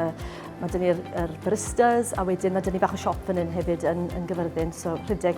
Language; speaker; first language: Welsh; native; Welsh